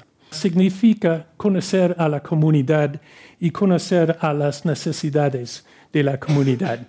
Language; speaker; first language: Spanish; non-native, fluent; English